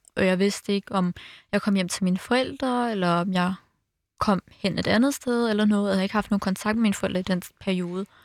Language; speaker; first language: Danish; early bilingual, other home language; Arabic